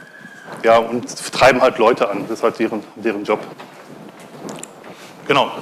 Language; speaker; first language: German; native; German